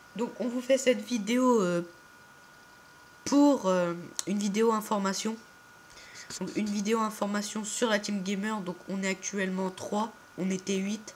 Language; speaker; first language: French; native; French